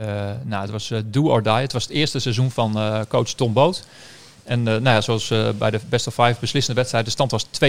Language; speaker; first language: Dutch; native; Dutch